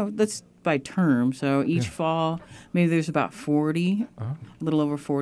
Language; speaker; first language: English; native; English